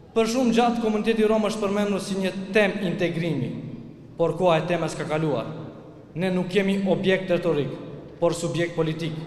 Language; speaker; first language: Albanian; non-native, local second language; Romany